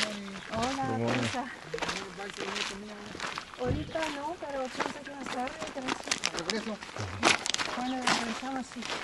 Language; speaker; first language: Spanish; non-native, learner; English